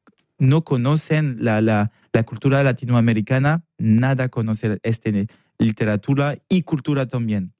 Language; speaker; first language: Spanish; non-native, learner; French